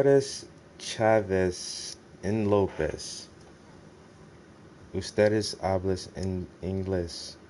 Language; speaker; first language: Spanish; non-native, learner; English